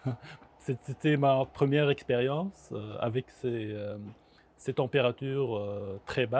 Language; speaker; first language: French; non-native, local second language; Arabic